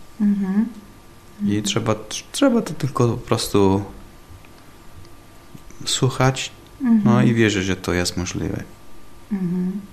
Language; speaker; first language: Polish; non-native, learner; Italian